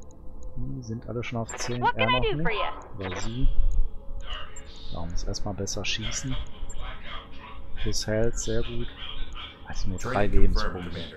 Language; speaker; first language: German; native; German